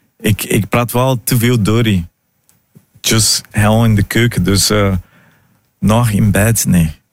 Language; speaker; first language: Dutch; non-native, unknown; Portuguese